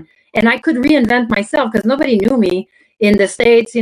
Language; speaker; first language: English; non-native, fluent; French